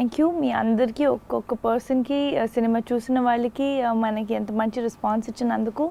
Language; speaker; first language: Telugu; non-native, local second language; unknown